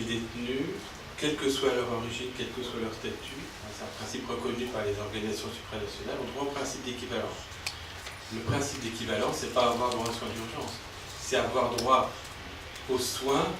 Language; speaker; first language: French; native; French